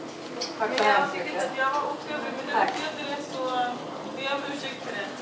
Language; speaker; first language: Swedish; native; Swedish